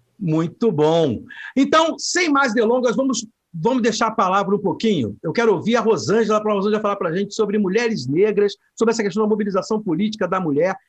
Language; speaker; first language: Portuguese; native; Portuguese